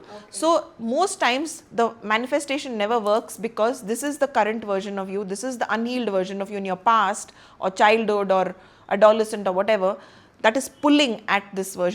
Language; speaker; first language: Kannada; non-native, local second language; Hindi